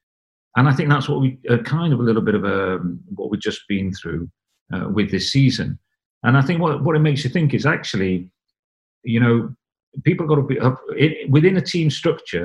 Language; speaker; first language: English; native; English